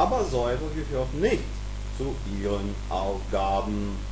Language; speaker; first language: German; non-native, fluent; Serbian